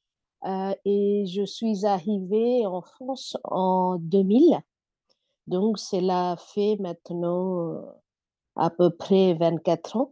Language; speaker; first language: French; non-native, fluent; Bangla